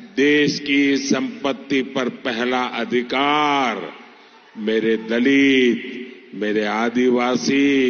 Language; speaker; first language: Hindi; non-native, local second language; Gujarati